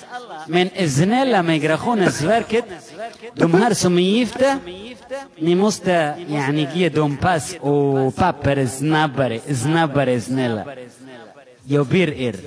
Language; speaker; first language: Swedish; non-native, local second language; Arabic